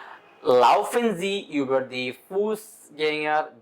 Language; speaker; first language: German; non-native, fluent; Bangla